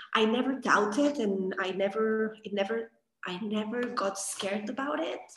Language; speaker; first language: English; non-native, fluent; Catalan